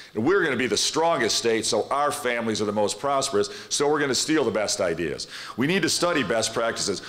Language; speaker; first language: English; native; English